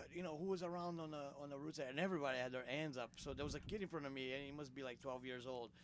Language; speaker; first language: English; non-native, fluent; Portuguese